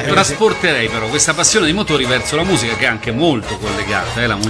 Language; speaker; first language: Italian; native; Italian